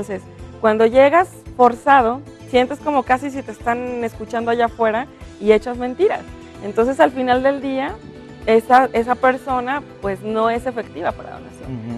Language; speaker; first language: Spanish; native; Spanish